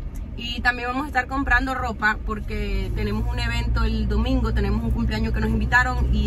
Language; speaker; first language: Spanish; native; Spanish